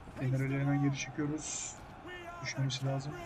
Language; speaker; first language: Turkish; native; Turkish